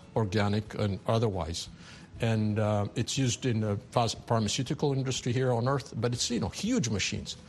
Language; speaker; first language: English; non-native, fluent; Amharic